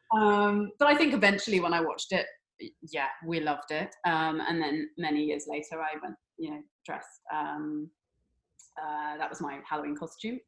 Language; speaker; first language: English; native; English